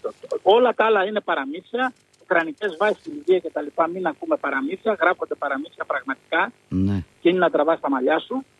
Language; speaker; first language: Greek; native; Greek